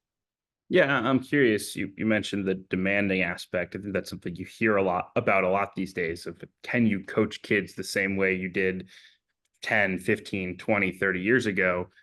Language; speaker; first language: English; native; English